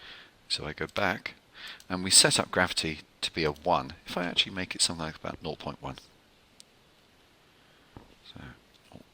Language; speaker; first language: English; native; English